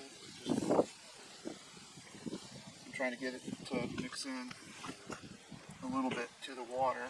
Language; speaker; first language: English; native; English